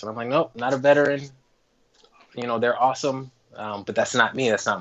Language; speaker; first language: English; native; English